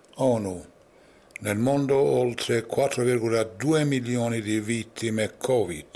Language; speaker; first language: Italian; non-native, fluent; Persian